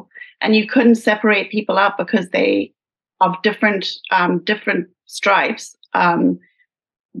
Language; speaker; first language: English; native; English